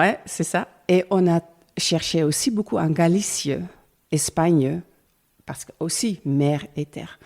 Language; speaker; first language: French; non-native, learner; Dutch